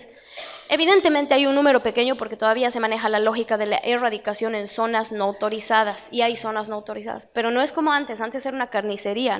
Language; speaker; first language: Spanish; native; Spanish